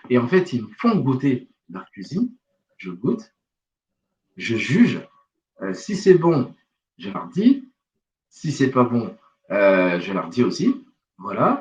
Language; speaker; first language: French; non-native, local second language; Wolof